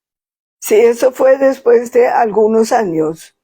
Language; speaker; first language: Spanish; non-native, fluent; Swedish